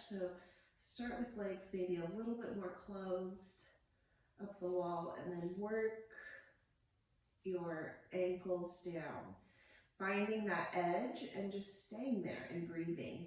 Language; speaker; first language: English; native; English